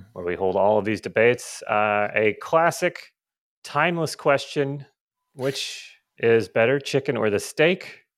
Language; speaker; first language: English; native; English